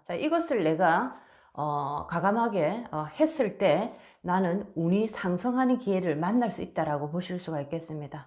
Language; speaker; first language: Korean; native; Korean